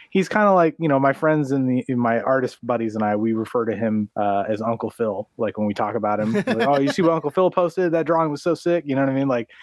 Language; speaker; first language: English; early bilingual, other home language; Arabic